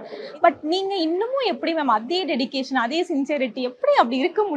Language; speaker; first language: Tamil; native; Tamil